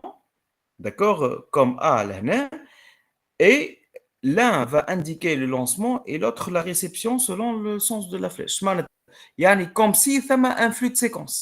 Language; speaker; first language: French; non-native, local second language; Arabic